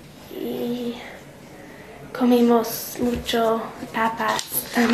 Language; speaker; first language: Spanish; non-native, learner; English